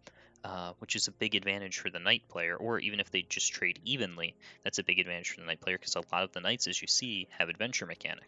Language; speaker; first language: English; native; English